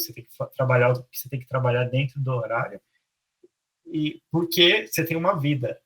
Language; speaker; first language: Portuguese; native; Portuguese